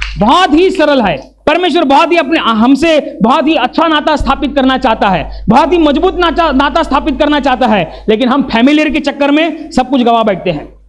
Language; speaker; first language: Hindi; non-native, local second language; Marathi